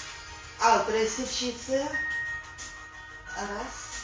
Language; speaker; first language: Italian; non-native, learner; Russian